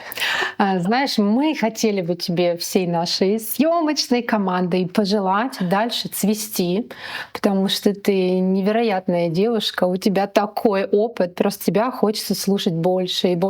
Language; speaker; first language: Russian; native; Russian